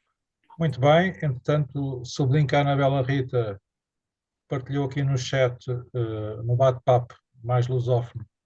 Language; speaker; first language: Portuguese; native; Portuguese